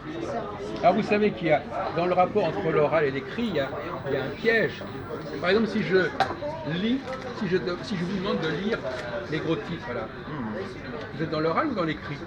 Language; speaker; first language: French; native; French